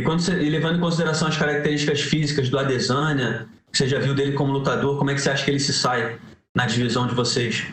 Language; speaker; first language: Portuguese; native; Portuguese